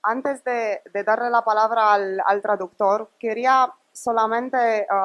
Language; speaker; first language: Spanish; non-native, fluent; Romanian